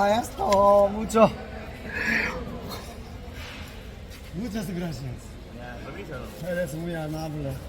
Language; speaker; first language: Spanish; non-native, learner; Korean